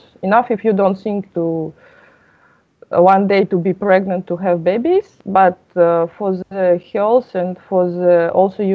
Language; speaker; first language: English; non-native, learner; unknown